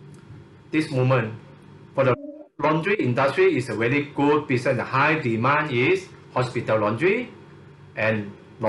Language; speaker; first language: English; non-native, learner; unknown